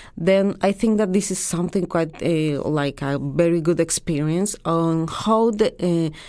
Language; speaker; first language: English; non-native, fluent; Spanish